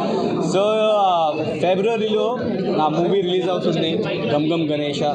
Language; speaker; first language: Telugu; non-native, local second language; Hindi